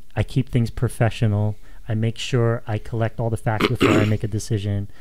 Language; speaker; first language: English; native; English